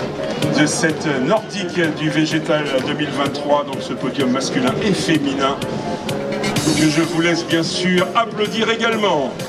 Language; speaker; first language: French; native; French